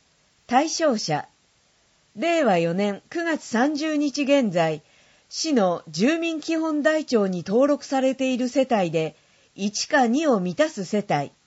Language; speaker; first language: Japanese; native; Japanese